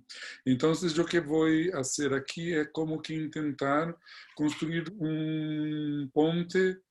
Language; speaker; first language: Spanish; non-native, fluent; Portuguese